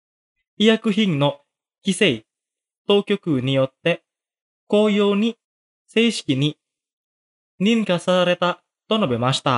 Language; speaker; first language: Japanese; non-native, fluent; Indonesian